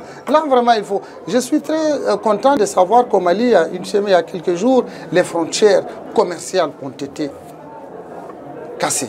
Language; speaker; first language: French; non-native, local second language; Tamasheq